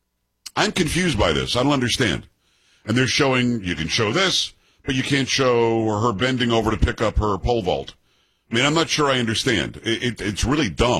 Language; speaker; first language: English; native; English